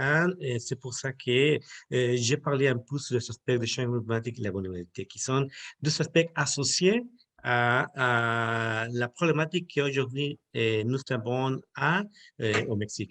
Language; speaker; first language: French; non-native, learner; Spanish